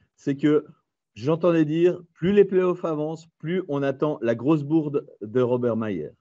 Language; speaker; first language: French; native; French